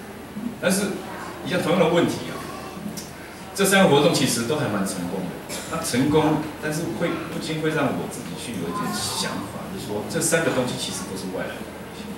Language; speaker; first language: Chinese; native; Chinese